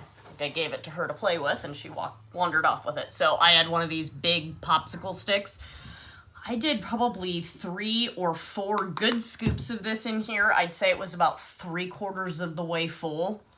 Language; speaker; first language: English; native; English